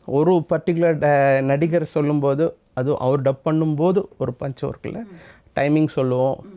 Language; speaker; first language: Tamil; native; Tamil